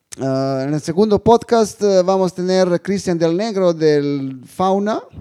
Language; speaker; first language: Spanish; non-native, fluent; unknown